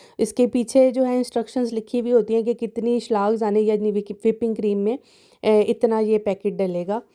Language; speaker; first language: Urdu; native; Urdu